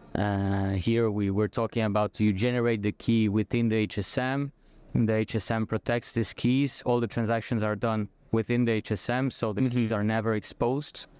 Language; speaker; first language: English; non-native, fluent; French